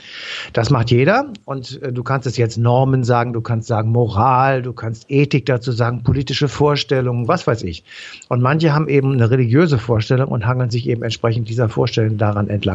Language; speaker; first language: German; native; German